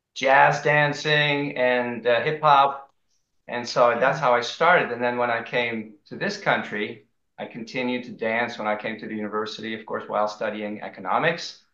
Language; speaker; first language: English; early bilingual, other home language; Dutch